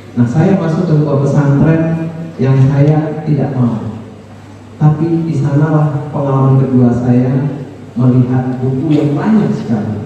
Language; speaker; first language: Indonesian; non-native, local second language; Minangkabau